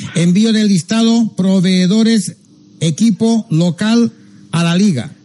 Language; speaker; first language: Spanish; non-native, local second language; Catalan